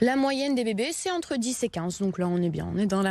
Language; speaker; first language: French; native; French